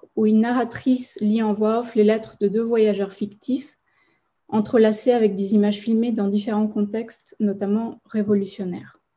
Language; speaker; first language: French; non-native, fluent; Spanish